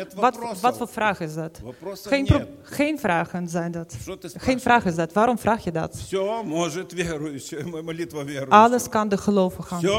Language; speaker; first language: Dutch; non-native, fluent; Ukrainian